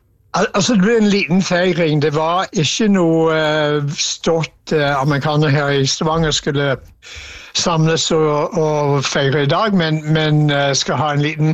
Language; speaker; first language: Norwegian; non-native, fluent; English